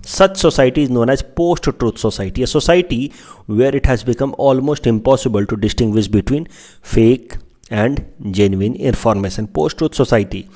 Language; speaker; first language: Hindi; non-native, local second language; Assamese